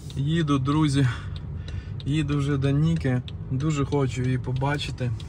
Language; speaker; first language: Ukrainian; non-native, local second language; Russian